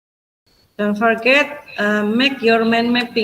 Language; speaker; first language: English; non-native, fluent; Indonesian